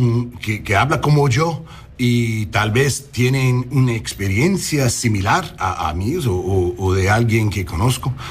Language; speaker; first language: Spanish; non-native, learner; English